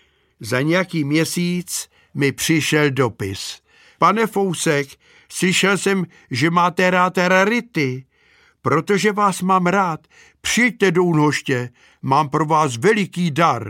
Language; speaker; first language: Czech; native; Czech